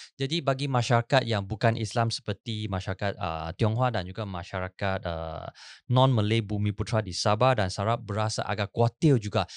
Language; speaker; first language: Malay; non-native, local second language; Chinese